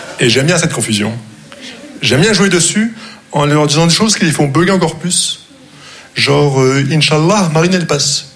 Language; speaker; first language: French; non-native, local second language; Arabic